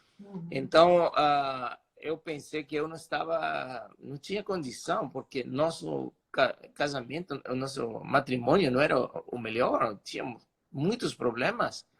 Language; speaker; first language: Portuguese; non-native, fluent; Spanish